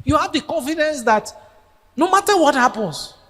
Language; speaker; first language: English; non-native, local second language; Yoruba